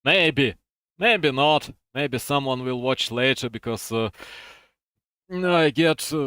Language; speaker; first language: English; non-native, fluent; Russian